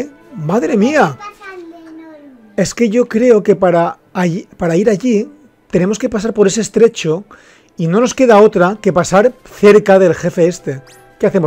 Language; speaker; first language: Spanish; native; Spanish